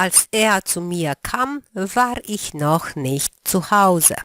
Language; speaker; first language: German; non-native, fluent; Polish